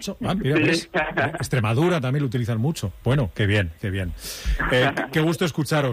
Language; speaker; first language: Spanish; native; Spanish